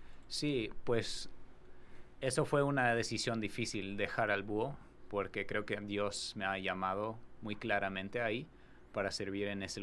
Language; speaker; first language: Spanish; non-native, fluent; English